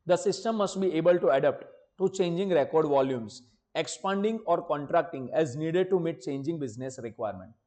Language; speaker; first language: English; non-native, local second language; Gujarati